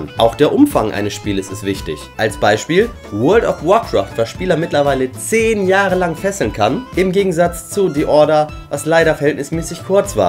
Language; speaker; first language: German; native; German